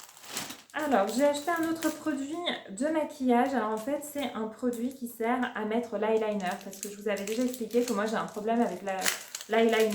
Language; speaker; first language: French; native; French